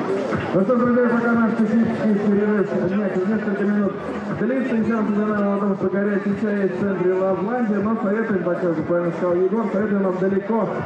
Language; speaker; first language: Russian; native; Russian